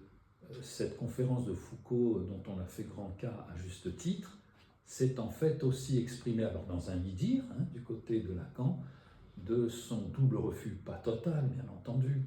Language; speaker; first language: French; native; French